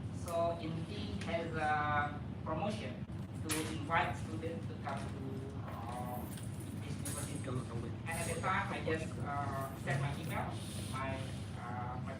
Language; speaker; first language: English; non-native, fluent; Indonesian